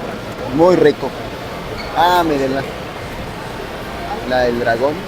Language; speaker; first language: Spanish; native; Spanish